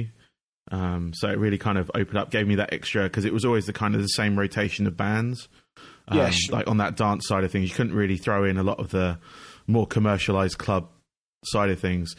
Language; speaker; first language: English; native; English